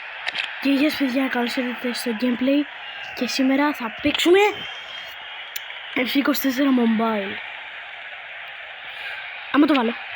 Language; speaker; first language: Greek; native; Greek